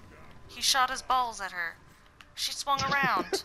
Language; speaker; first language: English; native; English